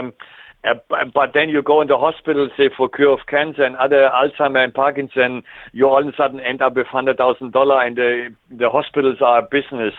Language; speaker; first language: English; non-native, fluent; German